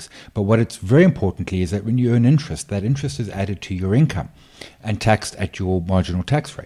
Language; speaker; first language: English; native; English